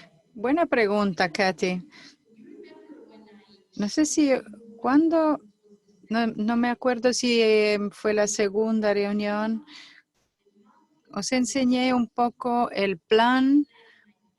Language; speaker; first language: Spanish; non-native, fluent; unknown